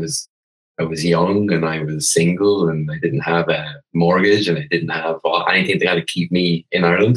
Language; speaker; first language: English; native; English